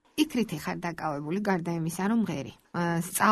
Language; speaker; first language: Georgian; native; Georgian